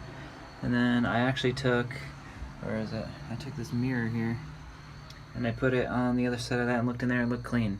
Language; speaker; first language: English; native; English